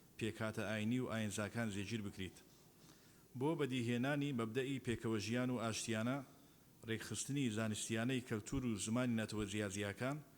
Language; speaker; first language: Central Kurdish; non-native, local second language; Turkish